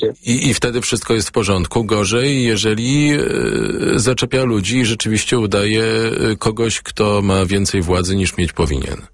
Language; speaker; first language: Polish; native; Polish